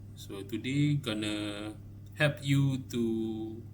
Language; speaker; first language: English; non-native, local second language; Malay